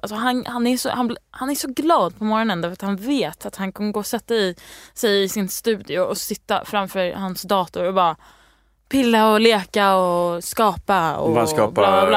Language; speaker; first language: Swedish; early bilingual, heritage; Swedish